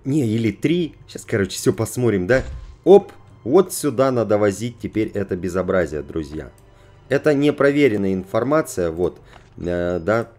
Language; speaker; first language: Russian; native; Russian